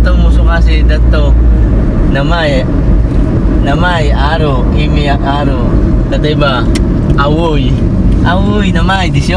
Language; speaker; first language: Japanese; non-native, learner; Filipino